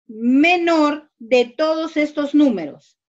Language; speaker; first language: Spanish; native; Spanish